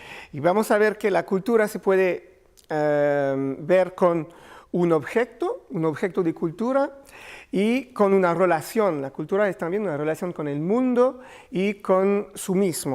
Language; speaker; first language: Spanish; non-native, learner; French